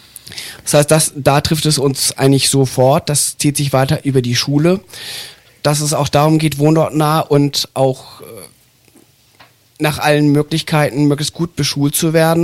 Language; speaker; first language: German; native; German